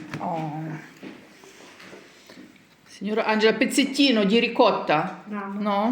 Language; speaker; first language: Italian; non-native, learner; Ukrainian